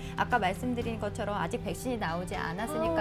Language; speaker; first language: Korean; native; Korean